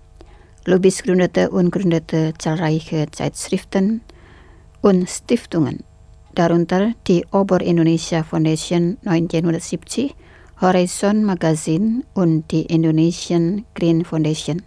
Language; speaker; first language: German; non-native, fluent; Indonesian